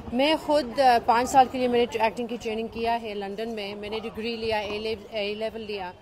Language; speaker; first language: Hindi; early bilingual, heritage; Hindi